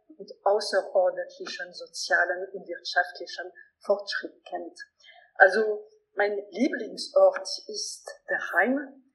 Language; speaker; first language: German; non-native, local second language; French